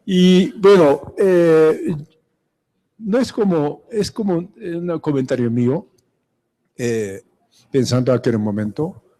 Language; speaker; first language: Spanish; non-native, fluent; Japanese